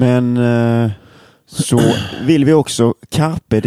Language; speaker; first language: Swedish; native; Swedish